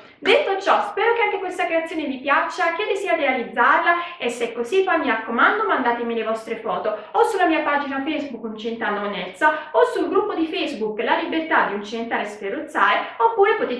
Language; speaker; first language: Italian; native; Italian